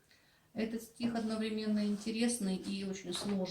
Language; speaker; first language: Russian; native; Russian